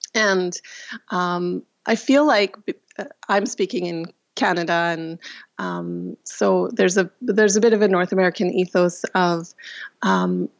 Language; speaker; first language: English; non-native, fluent; Russian